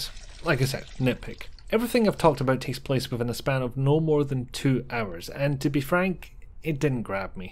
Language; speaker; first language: English; native; English